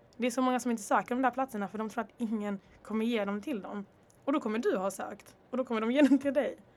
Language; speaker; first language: Swedish; early bilingual, other home language; Kinyarwanda